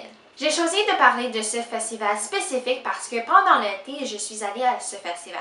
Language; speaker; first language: French; non-native, local second language; English